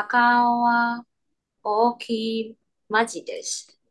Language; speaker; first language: Japanese; non-native, learner; Chinese